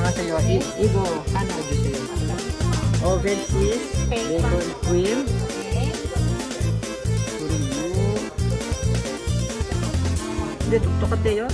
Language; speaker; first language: Korean; non-native, learner; Filipino